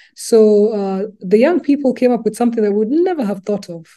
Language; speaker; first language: English; non-native, local second language; Luba-Lulua